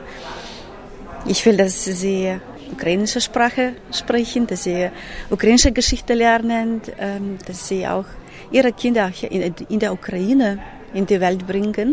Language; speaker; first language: German; non-native, fluent; Ukrainian